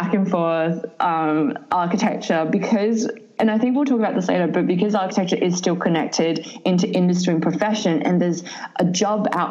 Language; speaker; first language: English; native; English